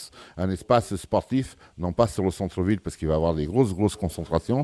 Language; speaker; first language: French; early bilingual, other home language; Portuguese